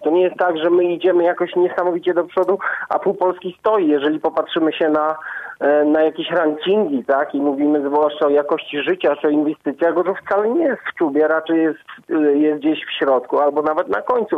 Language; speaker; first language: Polish; native; Polish